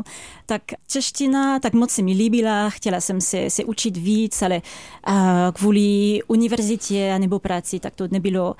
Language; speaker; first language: Czech; non-native, fluent; French